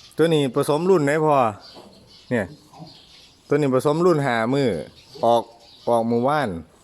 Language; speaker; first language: Thai; native; Thai